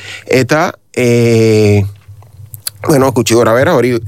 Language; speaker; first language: Basque; non-native, learner; Spanish